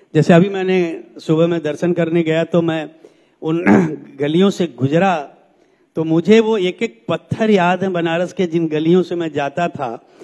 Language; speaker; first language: Hindi; native; Hindi